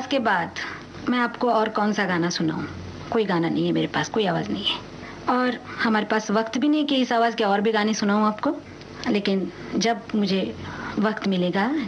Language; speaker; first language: Hindi; non-native, local second language; Marathi